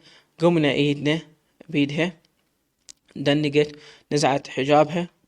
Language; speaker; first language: Arabic; native; Arabic